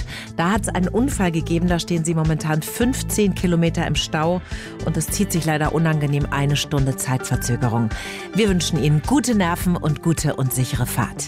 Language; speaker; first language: German; native; German